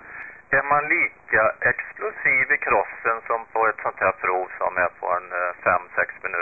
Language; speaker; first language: Swedish; native; Swedish